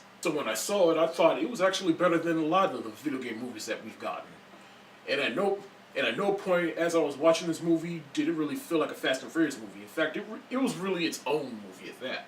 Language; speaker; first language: English; native; English